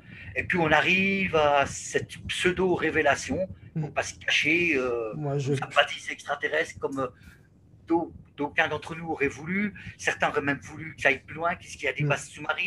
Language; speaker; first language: French; native; French